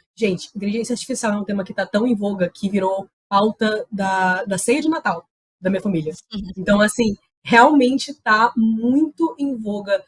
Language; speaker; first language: Portuguese; native; Portuguese